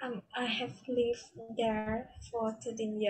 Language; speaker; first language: English; non-native, learner; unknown